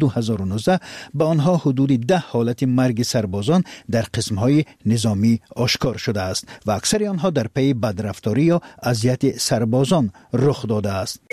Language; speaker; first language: Persian; native; Persian